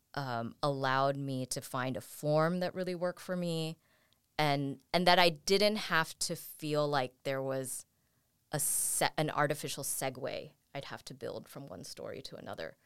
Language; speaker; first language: English; native; English